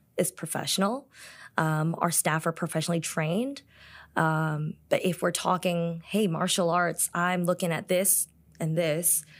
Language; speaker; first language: English; early bilingual, other home language; Korean